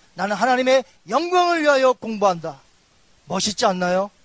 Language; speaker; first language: Korean; native; Korean